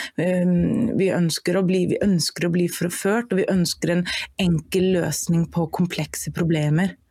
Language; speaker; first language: Norwegian; non-native, fluent; German